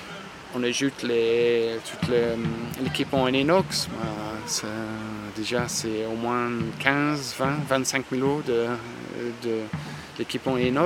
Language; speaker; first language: French; non-native, fluent; English